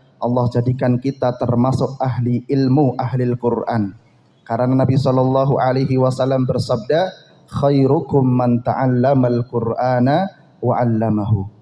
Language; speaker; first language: Indonesian; non-native, local second language; Javanese